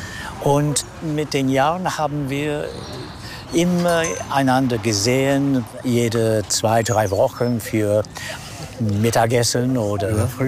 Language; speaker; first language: German; non-native, fluent; English